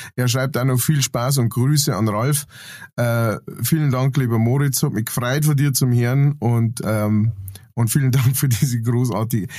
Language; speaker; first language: German; native; German